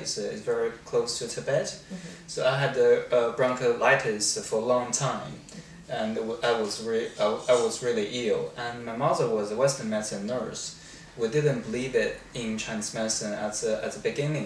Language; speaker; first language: English; non-native, fluent; Chinese